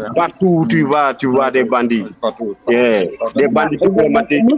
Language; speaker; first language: French; non-native, local second language; Wolof